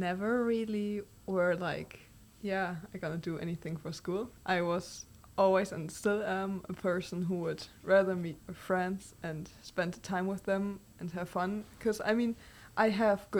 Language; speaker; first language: English; non-native, fluent; German